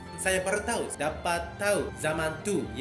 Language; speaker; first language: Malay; non-native, fluent; Japanese